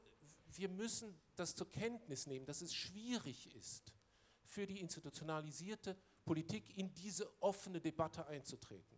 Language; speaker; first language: German; non-native, local second language; Luxembourgish